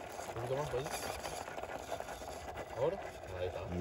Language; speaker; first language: Spanish; native; Spanish